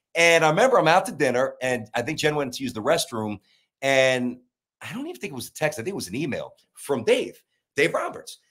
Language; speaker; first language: English; native; English